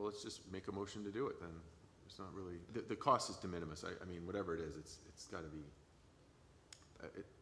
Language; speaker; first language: English; native; English